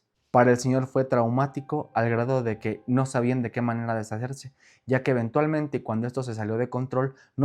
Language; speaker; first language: Spanish; native; Spanish